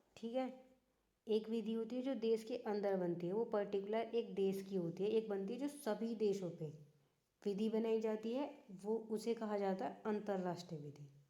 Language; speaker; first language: Hindi; native; Hindi